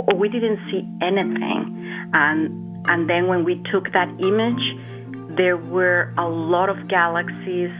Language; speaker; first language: English; non-native, fluent; Spanish